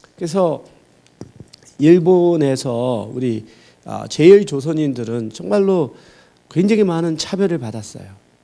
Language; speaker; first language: Korean; native; Korean